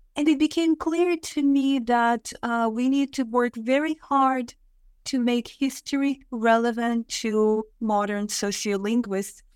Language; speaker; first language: English; non-native, fluent; Russian